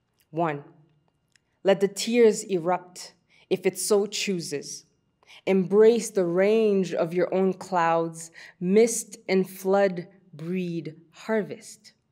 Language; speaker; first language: English; early bilingual, other home language; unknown